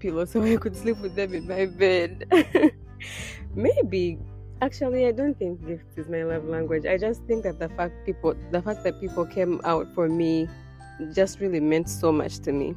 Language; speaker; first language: English; non-native, local second language; Ganda